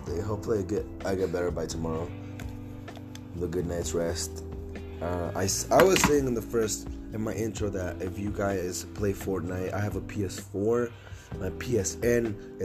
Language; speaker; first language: English; native; English